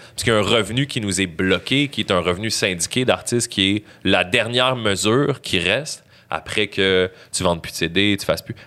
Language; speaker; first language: French; native; French